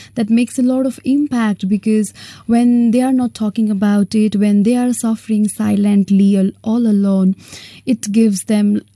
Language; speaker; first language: English; non-native, local second language; Nepali